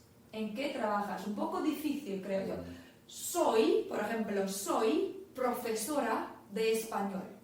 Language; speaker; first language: Spanish; non-native, fluent; English